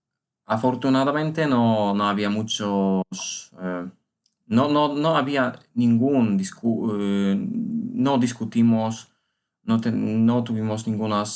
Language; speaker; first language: Spanish; non-native, learner; Polish